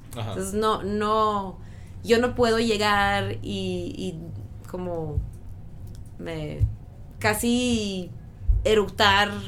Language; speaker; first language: Spanish; non-native, fluent; French